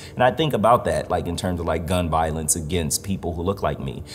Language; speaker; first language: English; native; English